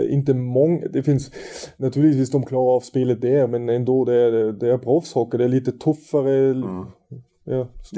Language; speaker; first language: Swedish; non-native, fluent; German